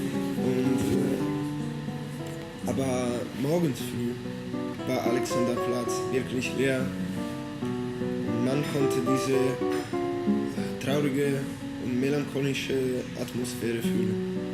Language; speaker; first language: German; non-native, fluent; Italian